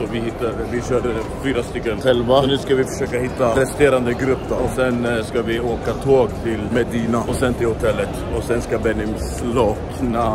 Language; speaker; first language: Swedish; native; Swedish